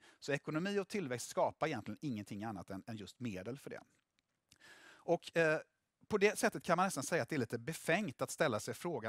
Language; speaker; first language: Swedish; native; Swedish